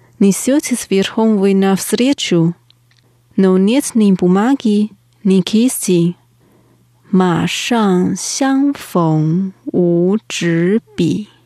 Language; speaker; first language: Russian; non-native, fluent; Chinese